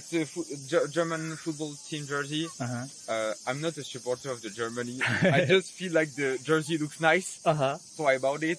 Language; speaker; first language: English; non-native, fluent; French